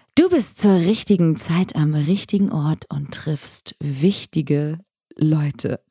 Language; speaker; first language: German; early bilingual, other home language; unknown